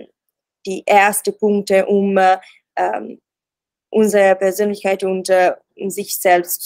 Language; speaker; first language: German; non-native, learner; Italian